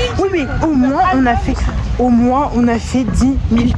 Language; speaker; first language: French; native; French